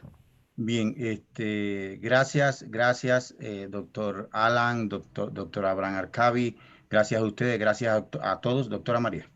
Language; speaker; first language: Spanish; native; Spanish